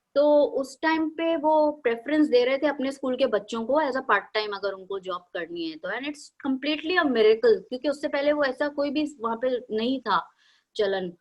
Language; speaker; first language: Hindi; native; Hindi